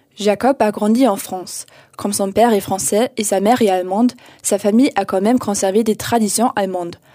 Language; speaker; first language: French; native; French